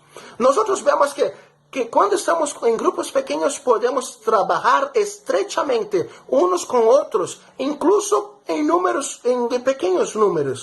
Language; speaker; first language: Spanish; non-native, fluent; Portuguese